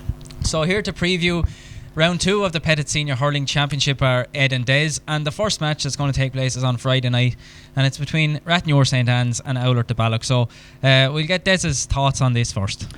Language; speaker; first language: English; native; English